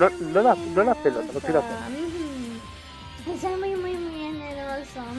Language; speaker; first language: Spanish; early bilingual, heritage; English